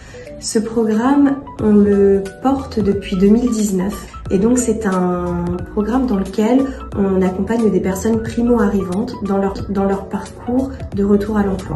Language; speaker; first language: French; native; French